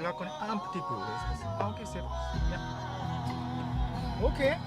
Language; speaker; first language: French; non-native, learner; Japanese